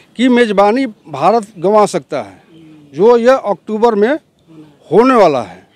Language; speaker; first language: Hindi; native; Hindi